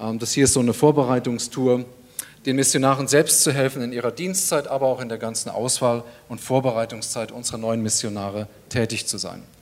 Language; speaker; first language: German; native; German